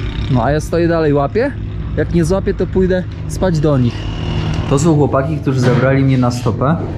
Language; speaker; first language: Polish; native; Polish